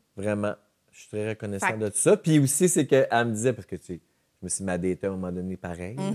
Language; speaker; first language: French; native; French